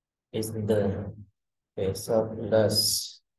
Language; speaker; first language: English; non-native, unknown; Indonesian